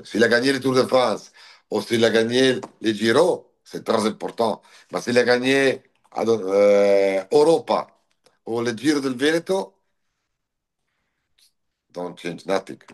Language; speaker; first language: French; non-native, learner; Italian